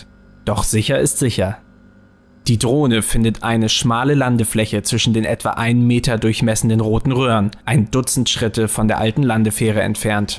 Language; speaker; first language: German; native; German